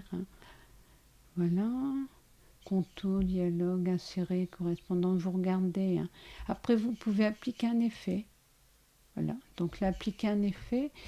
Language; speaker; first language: French; native; French